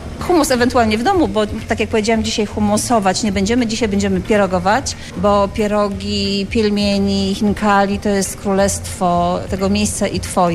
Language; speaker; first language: Polish; native; Polish